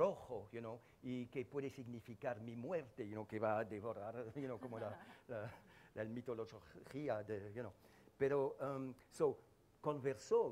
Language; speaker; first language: Spanish; non-native, fluent; French